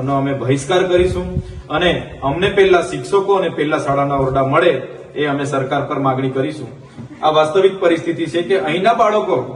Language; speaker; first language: Gujarati; non-native, local second language; Bhili